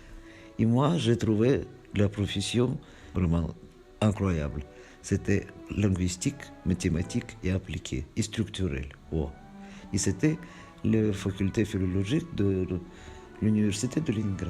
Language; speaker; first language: French; non-native, fluent; Russian